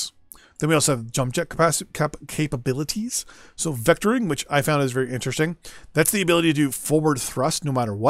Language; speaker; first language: English; native; English